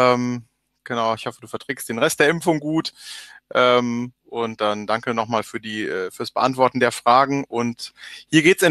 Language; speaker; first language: German; native; German